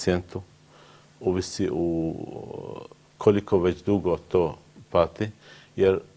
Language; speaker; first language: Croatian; non-native, learner; Arabic